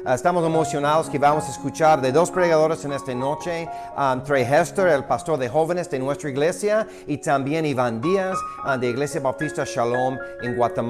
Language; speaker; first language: Spanish; non-native, fluent; English